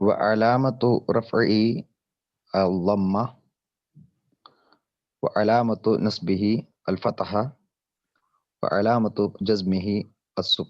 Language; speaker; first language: Arabic; non-native, learner; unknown